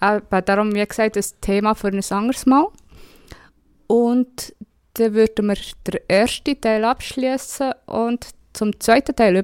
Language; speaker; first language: German; native; German